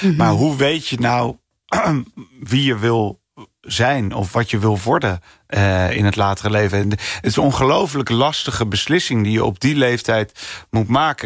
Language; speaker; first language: Dutch; early bilingual, other home language; Punjabi